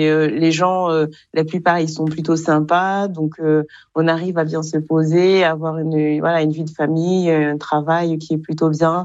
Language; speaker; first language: French; non-native, local second language; Kinyarwanda